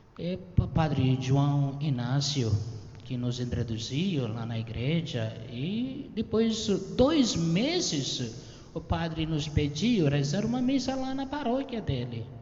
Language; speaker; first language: Portuguese; non-native, fluent; Tamil